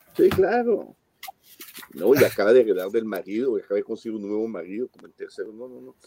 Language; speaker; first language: Spanish; non-native, fluent; French